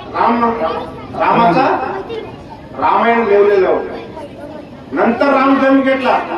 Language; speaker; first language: Marathi; non-native, local second language; Kannada